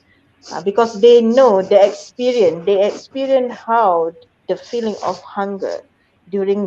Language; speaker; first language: English; non-native, fluent; Malay